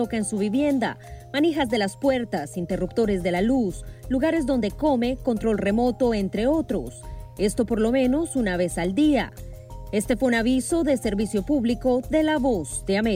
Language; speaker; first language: Spanish; native; Spanish